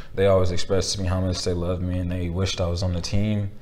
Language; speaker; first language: English; native; English